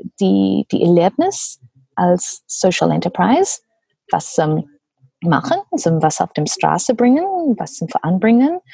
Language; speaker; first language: German; non-native, learner; English